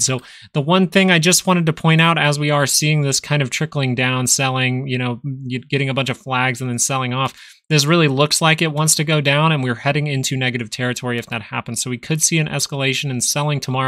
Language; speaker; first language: English; native; English